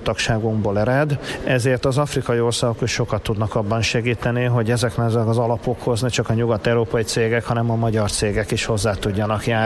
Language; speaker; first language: Hungarian; native; Hungarian